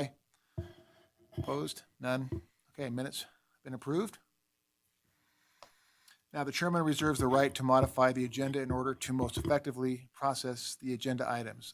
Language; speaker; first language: English; native; English